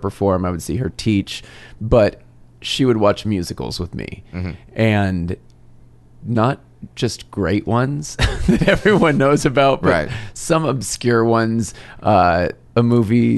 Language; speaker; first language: English; native; English